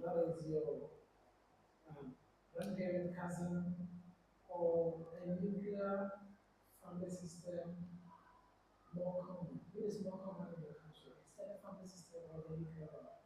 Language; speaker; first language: English; non-native, fluent; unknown